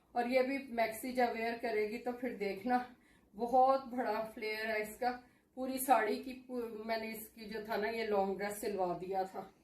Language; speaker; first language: Urdu; native; Urdu